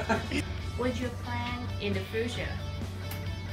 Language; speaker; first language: English; non-native, learner; Thai